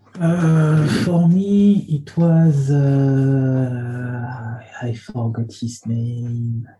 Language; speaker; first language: English; non-native, learner; French